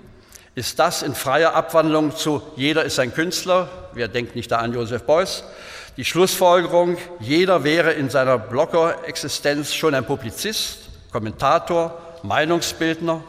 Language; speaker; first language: German; native; German